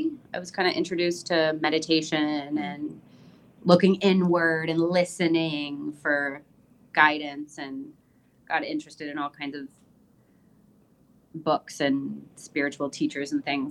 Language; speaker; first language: English; native; English